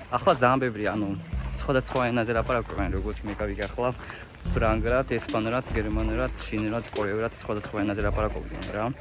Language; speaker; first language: Georgian; non-native, fluent; Japanese